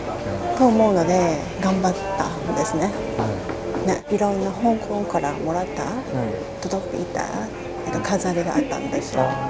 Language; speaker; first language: Japanese; non-native, fluent; Cantonese